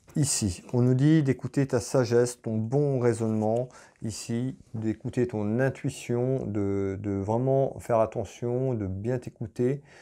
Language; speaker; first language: French; native; French